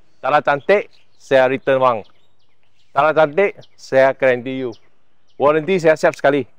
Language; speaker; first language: Malay; non-native, local second language; Chinese